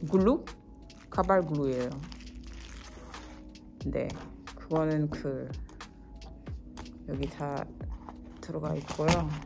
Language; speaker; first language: Korean; non-native, fluent; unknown